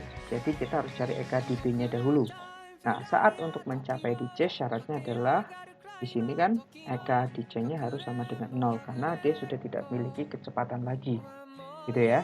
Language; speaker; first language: Indonesian; native; Indonesian